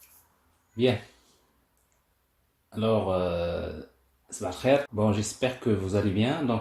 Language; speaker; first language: French; non-native, local second language; Arabic